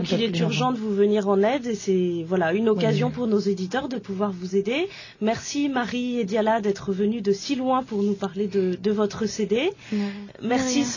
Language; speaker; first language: French; native; French